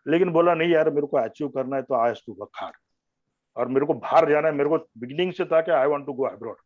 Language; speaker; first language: Hindi; non-native, local second language; Marathi